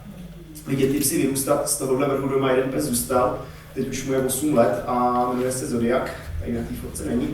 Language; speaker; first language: Czech; native; Czech